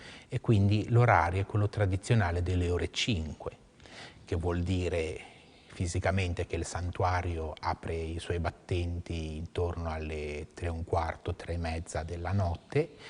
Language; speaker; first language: Italian; native; Italian